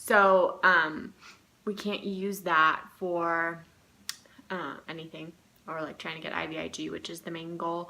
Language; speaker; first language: English; native; English